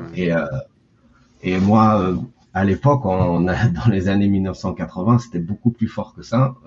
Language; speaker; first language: French; early bilingual, heritage; Japanese